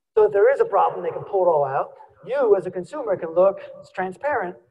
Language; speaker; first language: English; native; English